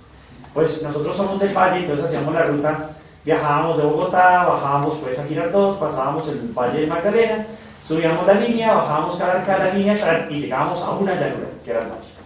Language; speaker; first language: Spanish; native; Spanish